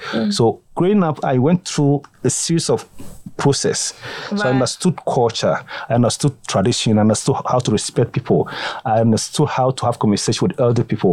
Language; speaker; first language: English; non-native, local second language; Akan